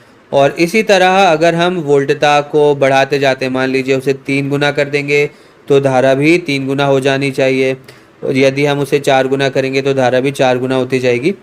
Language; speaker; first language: Hindi; native; Hindi